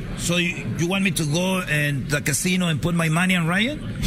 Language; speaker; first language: English; non-native, fluent; Spanish